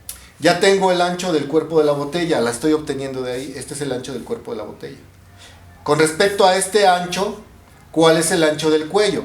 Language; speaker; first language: Spanish; native; Spanish